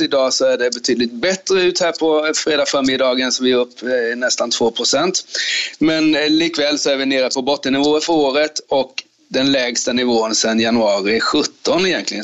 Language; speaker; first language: Swedish; native; Swedish